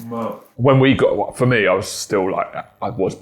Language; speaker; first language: English; native; English